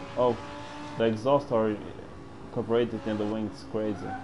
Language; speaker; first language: English; non-native, fluent; Italian